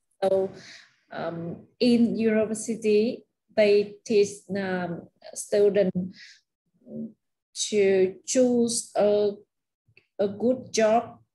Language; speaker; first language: English; non-native, learner; Vietnamese